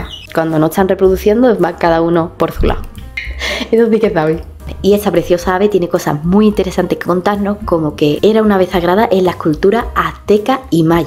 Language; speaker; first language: Spanish; native; Spanish